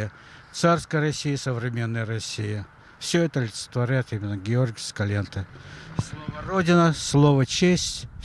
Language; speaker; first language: Russian; native; Russian